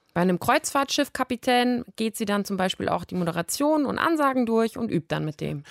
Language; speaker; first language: German; native; German